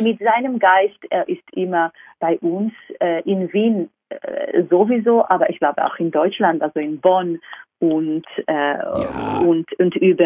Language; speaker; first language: German; non-native, fluent; Hebrew